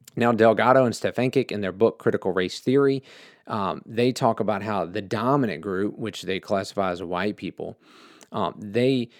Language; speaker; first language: English; native; English